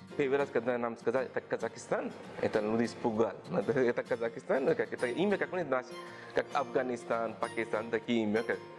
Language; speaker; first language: Russian; non-native, learner; Tamil